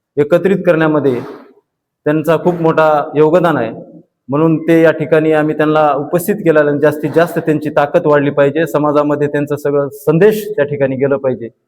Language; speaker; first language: Marathi; non-native, local second language; Lambadi